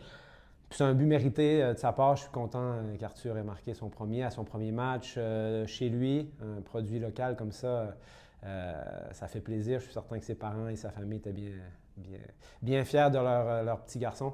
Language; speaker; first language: French; native; French